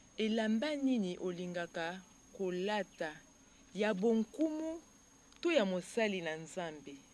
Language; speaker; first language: Lingala; native; Lingala